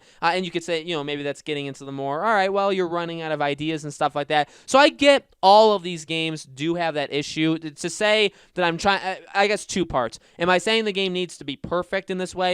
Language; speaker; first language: English; native; English